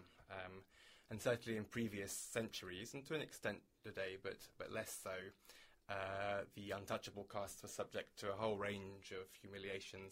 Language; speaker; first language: English; native; English